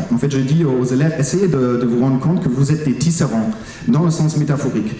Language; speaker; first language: French; non-native, fluent; German